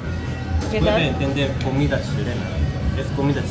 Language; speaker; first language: Spanish; non-native, learner; Korean